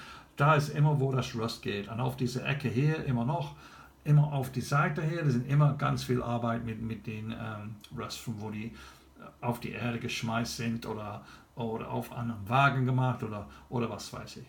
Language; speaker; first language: German; non-native, learner; English